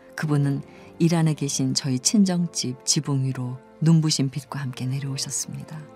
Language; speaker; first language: Korean; non-native, fluent; Persian